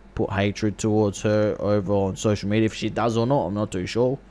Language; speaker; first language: English; native; English